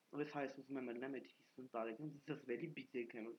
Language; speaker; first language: Armenian; native; Armenian